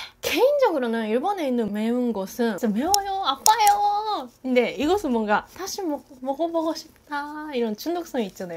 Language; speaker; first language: Korean; non-native, learner; Japanese